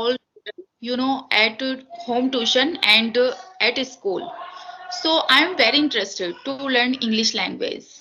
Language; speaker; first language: English; non-native, learner; Hindi